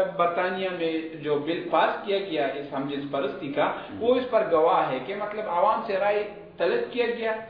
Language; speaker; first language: Urdu; non-native, local second language; Pashto